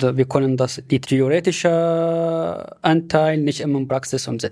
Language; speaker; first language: German; non-native, fluent; Arabic